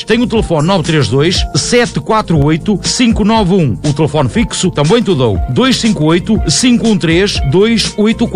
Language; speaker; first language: Portuguese; native; Portuguese